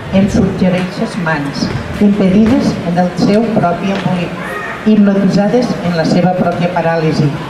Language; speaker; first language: Catalan; native; Catalan